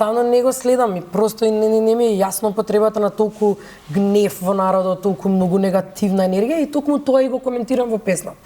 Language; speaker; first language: Macedonian; native; Macedonian